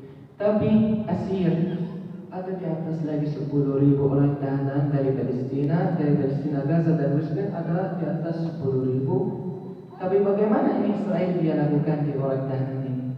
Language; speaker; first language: Indonesian; non-native, fluent; Arabic